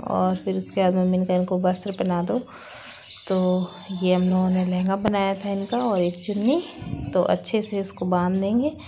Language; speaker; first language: Hindi; native; Hindi